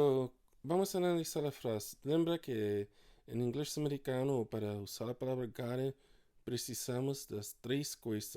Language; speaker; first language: Portuguese; non-native, fluent; English